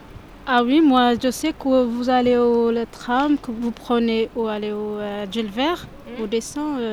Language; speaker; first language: French; non-native, learner; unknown